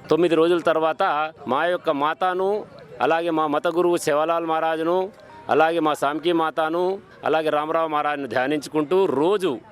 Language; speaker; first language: Telugu; non-native, local second language; Lambadi